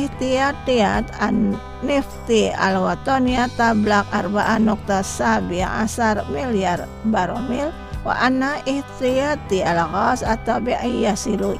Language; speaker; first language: Arabic; non-native, learner; Indonesian